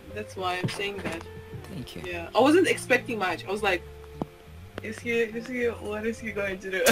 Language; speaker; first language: English; non-native, fluent; Uzbek